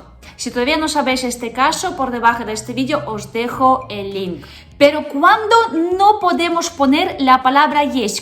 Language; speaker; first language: Spanish; non-native, fluent; Russian